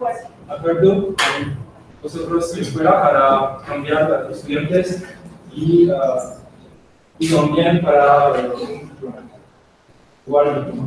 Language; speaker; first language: Spanish; non-native, learner; French